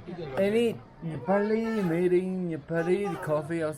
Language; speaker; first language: English; non-native, learner; Tibetan